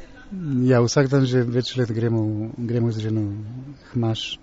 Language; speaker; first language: Slovenian; early bilingual, heritage; Slovenian